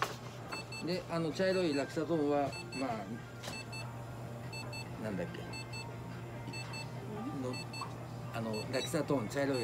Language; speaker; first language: Japanese; native; Japanese